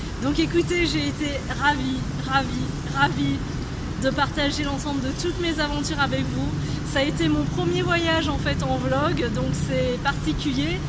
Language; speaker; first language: French; native; French